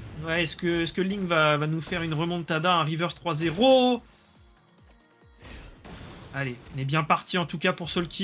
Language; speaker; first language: French; native; French